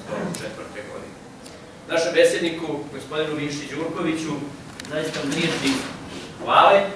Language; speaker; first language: Serbian; native; Serbian